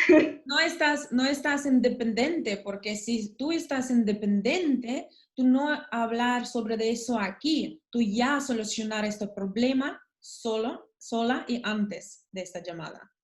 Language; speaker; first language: Spanish; non-native, learner; Russian